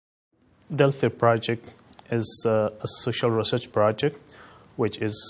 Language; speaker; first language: English; non-native, fluent; Persian